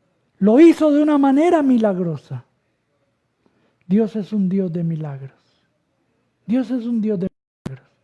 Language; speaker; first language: Spanish; native; Spanish